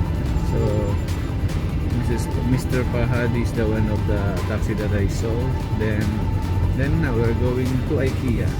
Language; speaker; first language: English; non-native, local second language; Filipino